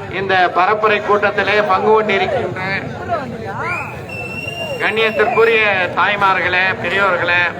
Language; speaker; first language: Tamil; native; Tamil